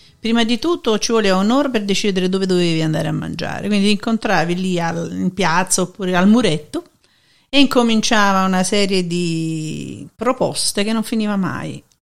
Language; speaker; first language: Italian; native; Italian